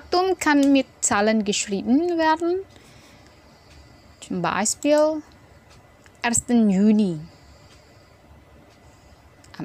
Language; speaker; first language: German; non-native, fluent; Indonesian